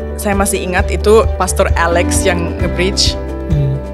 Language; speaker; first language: Indonesian; non-native, fluent; German